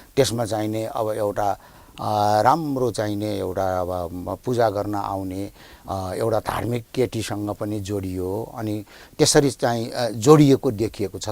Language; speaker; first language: Nepali; non-native, local second language; Newari